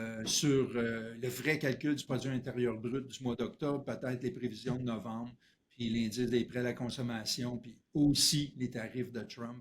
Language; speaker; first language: French; native; French